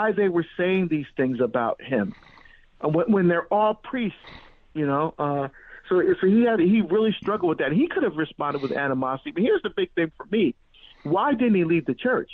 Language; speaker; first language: English; native; English